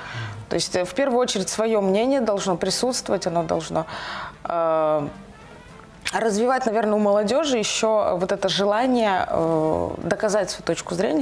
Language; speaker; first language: Russian; native; Russian